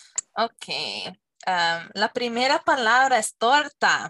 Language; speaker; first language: Spanish; non-native, fluent; English